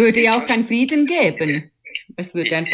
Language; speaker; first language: German; native; German